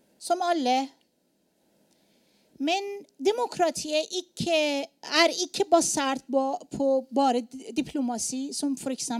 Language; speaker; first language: Norwegian; non-native, learner; Persian